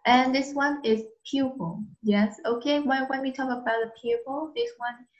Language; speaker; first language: English; non-native, fluent; Vietnamese